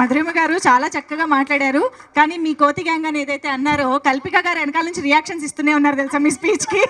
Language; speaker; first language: Telugu; native; Telugu